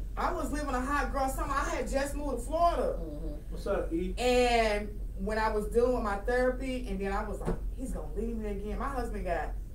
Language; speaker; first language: English; native; English